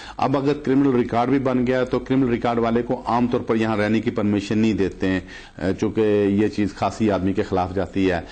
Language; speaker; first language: Urdu; non-native, local second language; Punjabi